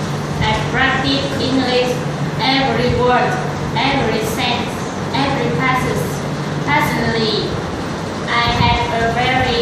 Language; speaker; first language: English; non-native, learner; Vietnamese